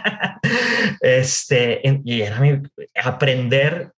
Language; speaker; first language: Spanish; native; Spanish